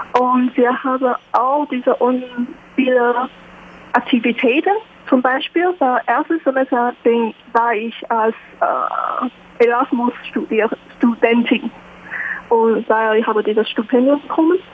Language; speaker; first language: German; non-native, learner; Chinese